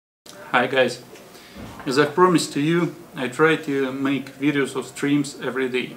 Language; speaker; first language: English; non-native, fluent; Russian